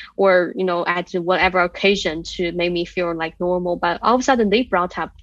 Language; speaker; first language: English; non-native, fluent; Chinese